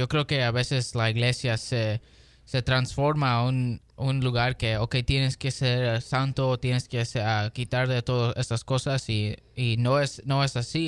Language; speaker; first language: Spanish; early bilingual, heritage; Spanish